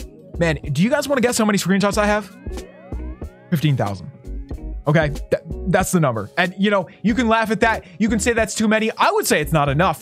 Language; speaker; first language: English; native; English